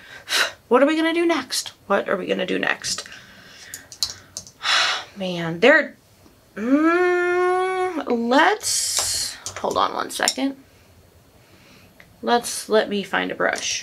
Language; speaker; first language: English; native; English